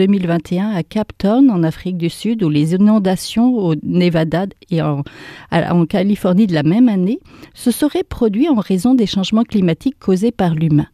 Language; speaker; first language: French; native; French